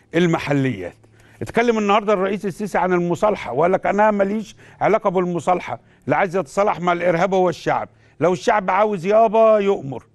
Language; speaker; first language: Arabic; native; Arabic